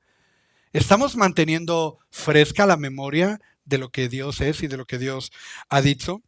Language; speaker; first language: Spanish; native; Spanish